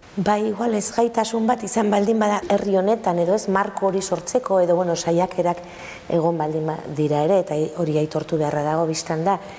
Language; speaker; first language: Basque; native; Basque